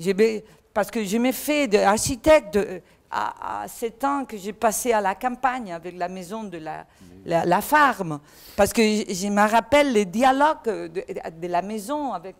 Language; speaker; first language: French; non-native, learner; Catalan